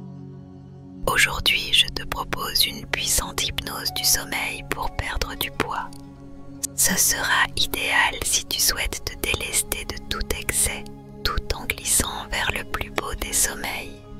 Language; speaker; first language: French; native; French